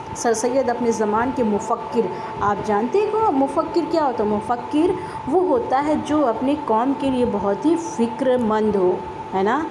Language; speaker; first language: Urdu; native; Urdu